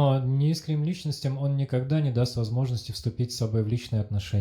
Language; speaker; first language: Russian; native; Russian